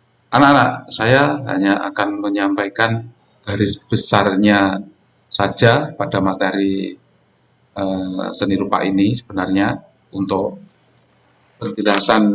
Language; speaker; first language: Indonesian; non-native, local second language; Javanese